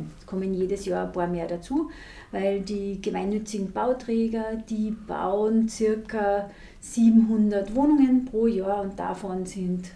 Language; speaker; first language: German; native; German